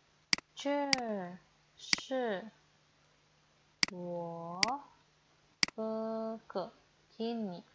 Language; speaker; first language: Chinese; non-native, fluent; Indonesian